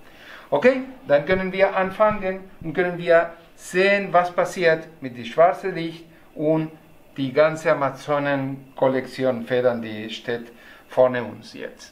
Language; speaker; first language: German; non-native, learner; Spanish